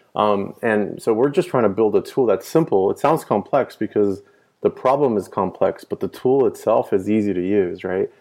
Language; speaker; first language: English; early bilingual, other home language; Spanish